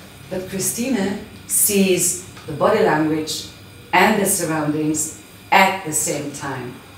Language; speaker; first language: English; non-native, fluent; German